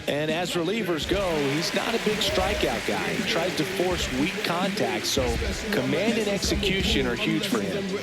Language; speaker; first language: English; native; English